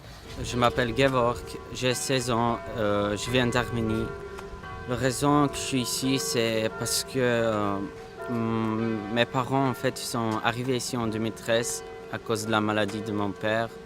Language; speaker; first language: French; non-native, fluent; Armenian